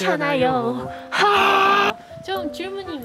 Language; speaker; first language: Korean; non-native, learner; Japanese